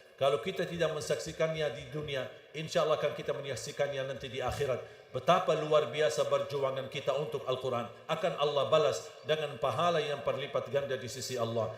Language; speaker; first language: Malay; non-native, fluent; Arabic